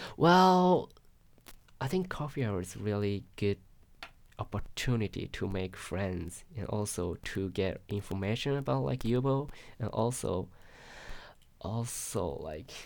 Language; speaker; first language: English; non-native, learner; Japanese